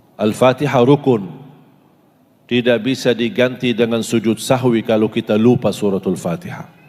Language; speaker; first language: Malay; non-native, fluent; Arabic